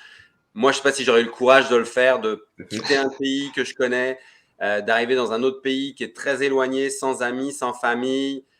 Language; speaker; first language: French; native; French